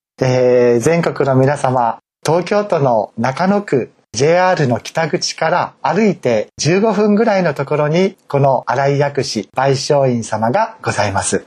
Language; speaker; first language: Japanese; native; Japanese